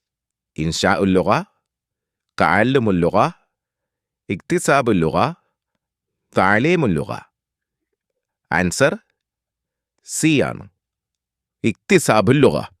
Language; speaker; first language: Arabic; non-native, fluent; Malayalam